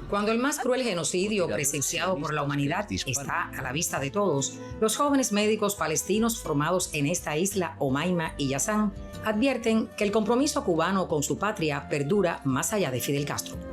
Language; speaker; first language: Spanish; native; Spanish